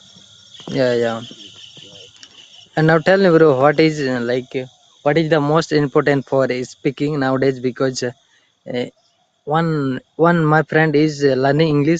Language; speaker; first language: English; non-native, learner; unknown